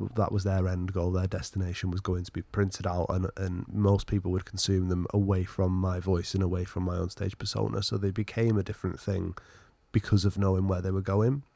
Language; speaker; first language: English; native; English